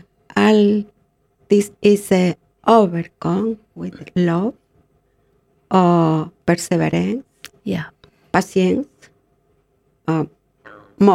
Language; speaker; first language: English; non-native, learner; Spanish